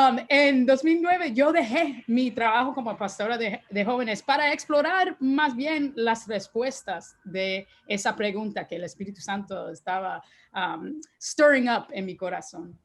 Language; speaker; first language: Spanish; early bilingual, heritage; Spanish